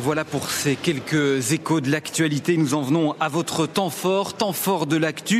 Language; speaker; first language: French; native; French